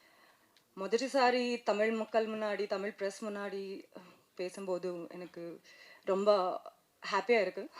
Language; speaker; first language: Tamil; non-native, learner; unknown